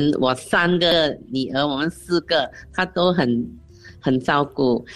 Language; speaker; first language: Chinese; non-native, local second language; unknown